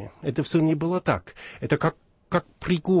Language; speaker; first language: Russian; non-native, fluent; German